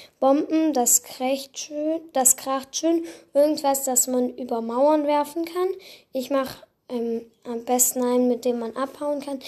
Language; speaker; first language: German; native; German